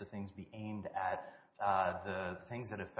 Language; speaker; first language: English; native; English